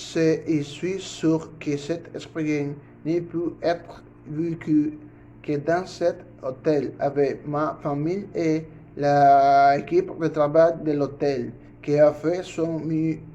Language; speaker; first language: French; non-native, learner; Spanish